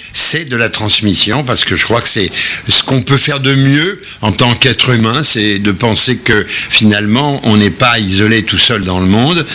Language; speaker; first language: French; native; French